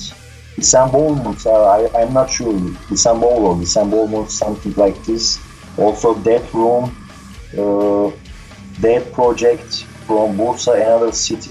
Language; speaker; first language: English; non-native, learner; Turkish